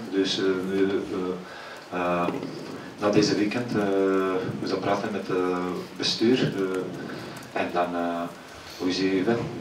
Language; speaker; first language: Dutch; non-native, fluent; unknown